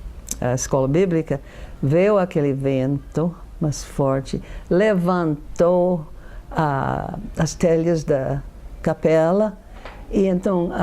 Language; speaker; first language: Portuguese; non-native, fluent; English